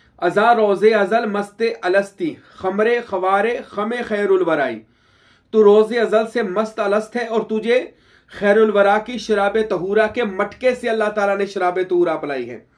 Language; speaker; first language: Urdu; non-native, local second language; Saraiki